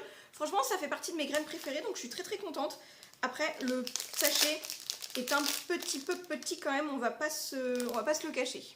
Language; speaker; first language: French; native; French